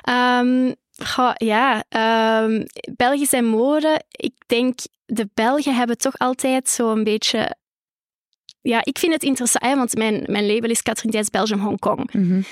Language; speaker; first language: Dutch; native; Dutch